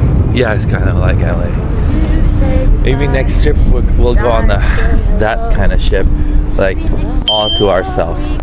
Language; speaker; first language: English; non-native, fluent; Indonesian